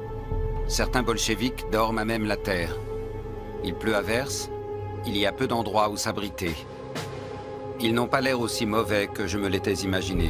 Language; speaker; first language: French; native; French